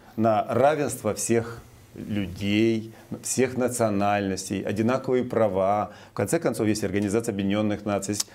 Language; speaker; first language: Russian; non-native, local second language; Romanian